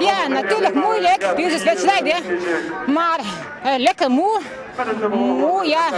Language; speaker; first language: Dutch; non-native, learner; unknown